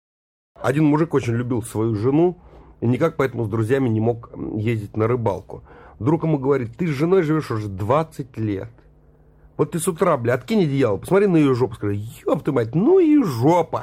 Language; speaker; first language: Russian; native; Russian